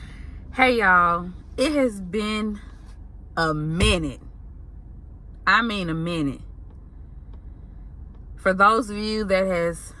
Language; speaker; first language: English; native; English